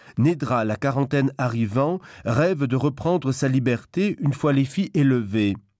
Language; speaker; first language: French; non-native, local second language; Luxembourgish